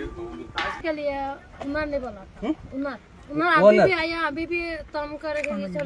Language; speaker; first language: Hindi; non-native, learner; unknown